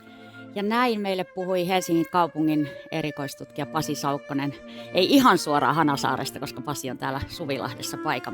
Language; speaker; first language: Finnish; native; Finnish